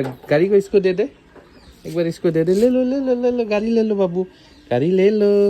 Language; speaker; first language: Hindi; non-native, local second language; Assamese